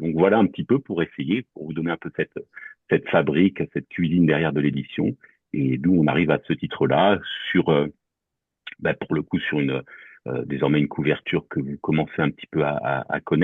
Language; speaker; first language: French; native; French